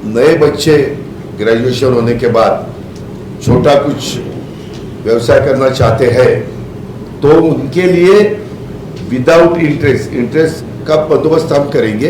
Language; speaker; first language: Hindi; non-native, local second language; Marathi